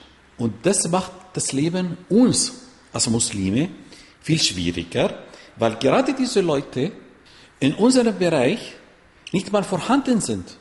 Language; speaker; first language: German; non-native, fluent; Arabic